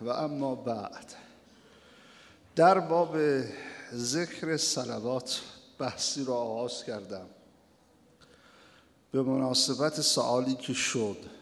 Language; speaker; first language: Persian; native; Persian